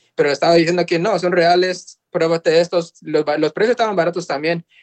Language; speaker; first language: Spanish; early bilingual, heritage; Spanish